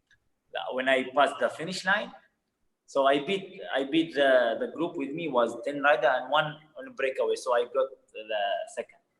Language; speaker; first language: English; non-native, fluent; Arabic